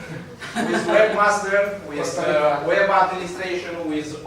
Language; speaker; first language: English; non-native, learner; Romanian